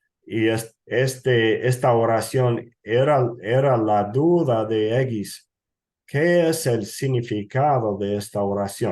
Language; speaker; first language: Spanish; non-native, fluent; English